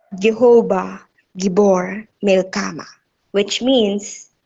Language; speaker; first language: English; non-native, local second language; Filipino